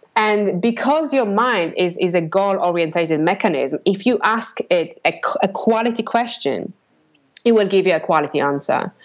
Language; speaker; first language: English; non-native, fluent; Polish